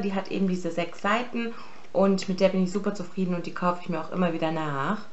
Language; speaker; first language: German; native; German